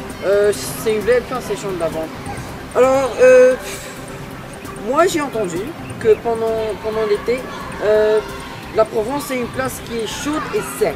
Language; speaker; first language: French; non-native, learner; English